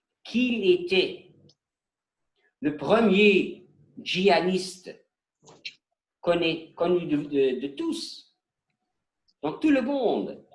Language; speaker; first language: French; non-native, learner; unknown